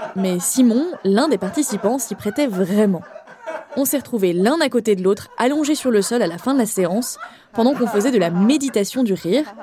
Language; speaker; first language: French; native; French